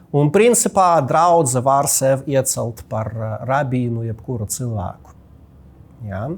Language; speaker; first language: Latvian; non-native, local second language; Russian